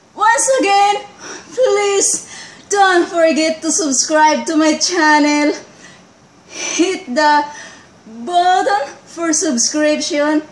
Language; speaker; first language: English; non-native, local second language; Cebuano